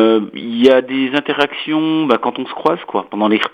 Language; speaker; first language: French; native; French